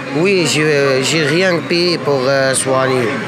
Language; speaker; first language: French; non-native, learner; Arabic